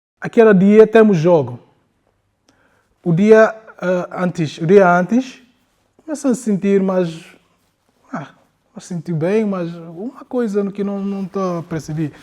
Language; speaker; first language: Portuguese; non-native, learner; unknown